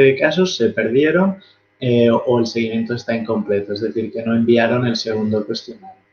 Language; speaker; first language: Spanish; native; Spanish